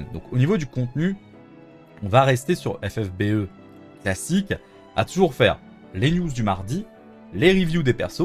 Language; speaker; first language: French; native; French